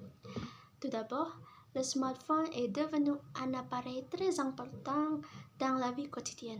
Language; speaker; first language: French; non-native, learner; Indonesian